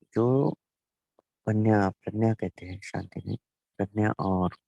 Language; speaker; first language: Hindi; non-native, local second language; Marathi